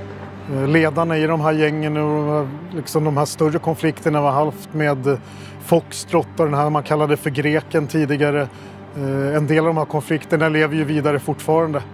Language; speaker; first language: Swedish; native; Swedish